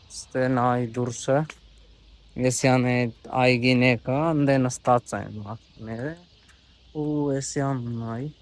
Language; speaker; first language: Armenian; non-native, learner; Hindi